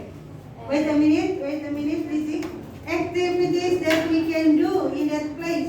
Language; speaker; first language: English; non-native, fluent; Indonesian